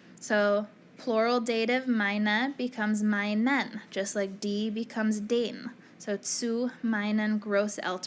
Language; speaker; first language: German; non-native, fluent; English